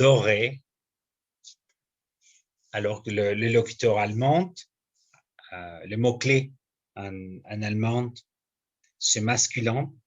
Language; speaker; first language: French; non-native, fluent; Spanish